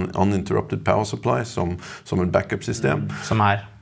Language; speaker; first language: Norwegian; non-native, fluent; English